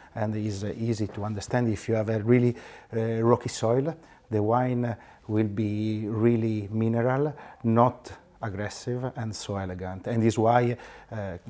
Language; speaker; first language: English; non-native, fluent; Italian